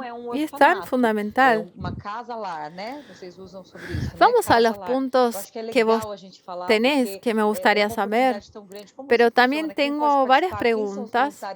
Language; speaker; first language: Spanish; non-native, fluent; Portuguese